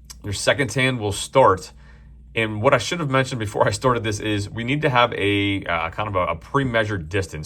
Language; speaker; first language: English; native; English